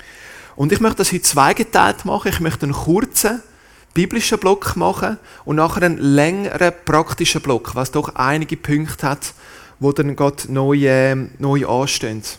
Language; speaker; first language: German; native; German